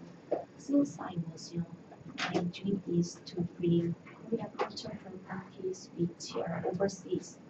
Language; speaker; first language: English; non-native, learner; Korean